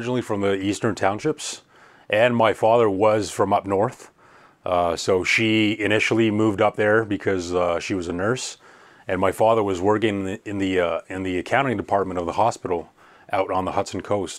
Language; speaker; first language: English; native; English